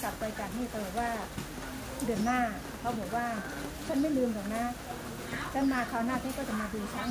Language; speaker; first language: Thai; native; Thai